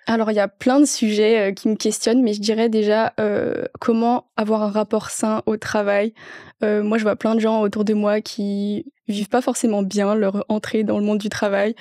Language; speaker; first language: French; native; French